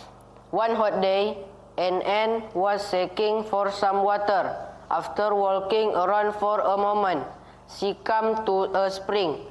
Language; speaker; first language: English; non-native, learner; Indonesian